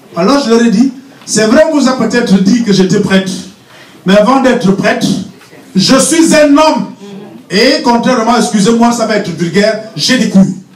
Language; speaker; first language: French; non-native, local second language; Fang